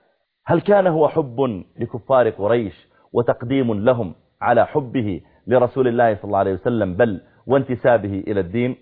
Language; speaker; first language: Arabic; native; Arabic